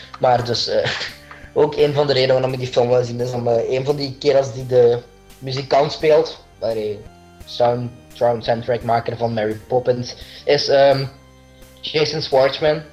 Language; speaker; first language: Dutch; native; Dutch